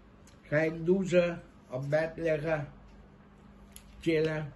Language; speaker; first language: Dutch; non-native, local second language; Caribbean Hindustani